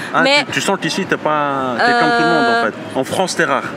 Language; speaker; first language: French; native; French